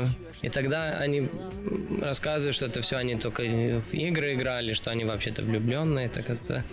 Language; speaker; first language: Russian; early bilingual, other home language; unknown